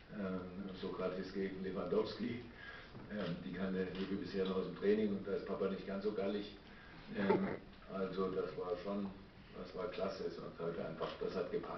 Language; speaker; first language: German; native; German